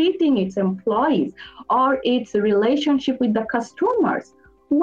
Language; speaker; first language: English; non-native, local second language; Bangla